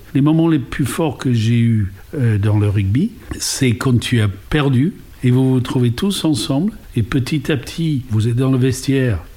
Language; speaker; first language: French; non-native, fluent; English